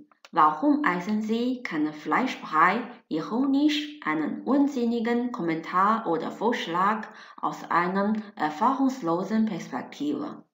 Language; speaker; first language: German; non-native, fluent; Chinese